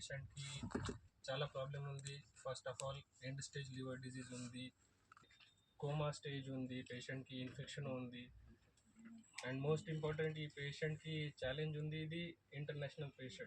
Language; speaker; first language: Telugu; non-native, learner; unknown